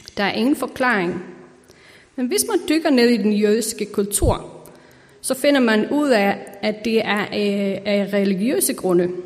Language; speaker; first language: Danish; non-native, fluent; Icelandic